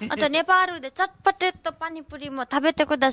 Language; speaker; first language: Japanese; non-native, learner; Nepali